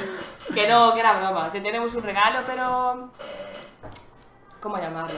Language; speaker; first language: Spanish; native; Spanish